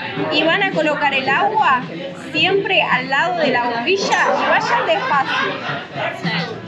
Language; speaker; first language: Spanish; native; Spanish